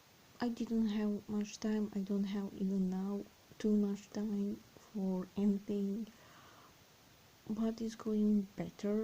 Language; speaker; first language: English; non-native, fluent; Serbian